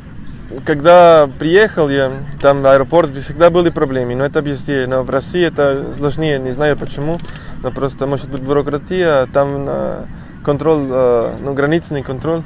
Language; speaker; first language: Russian; non-native, learner; Spanish